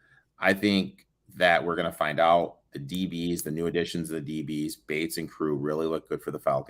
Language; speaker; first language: English; native; English